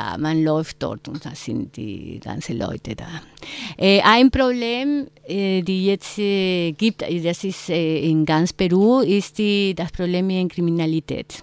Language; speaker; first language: German; non-native, fluent; Spanish